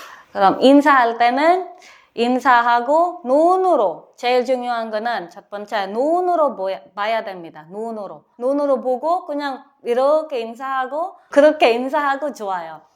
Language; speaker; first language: Korean; non-native, learner; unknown